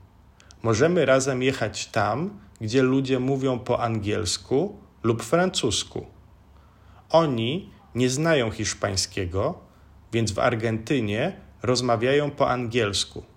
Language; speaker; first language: Polish; non-native, fluent; Czech